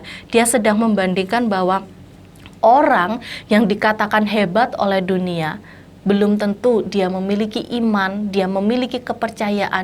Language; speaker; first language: Indonesian; native; Indonesian